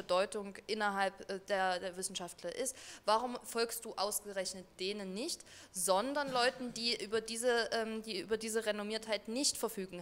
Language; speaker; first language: German; native; German